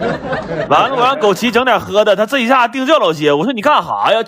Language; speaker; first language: Chinese; native; Chinese